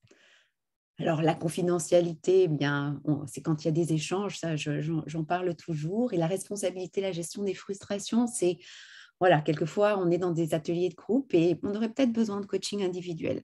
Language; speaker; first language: French; native; French